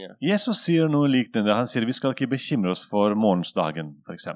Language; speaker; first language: Norwegian; non-native, fluent; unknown